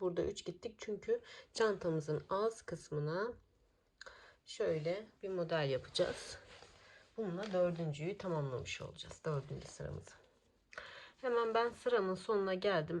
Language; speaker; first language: Turkish; native; Turkish